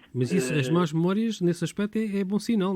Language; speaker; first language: Portuguese; native; Portuguese